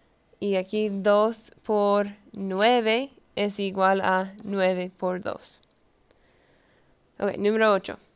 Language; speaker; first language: Spanish; early bilingual, heritage; Spanish